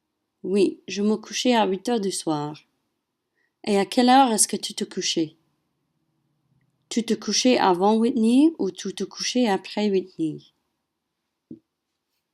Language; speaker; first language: French; non-native, learner; English